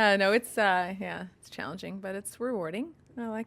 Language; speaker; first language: English; native; English